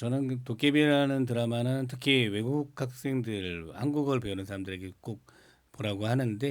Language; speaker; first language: Korean; native; Korean